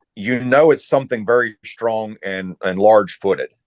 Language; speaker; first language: English; native; English